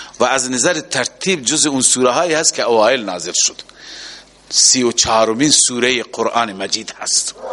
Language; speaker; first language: Persian; native; Persian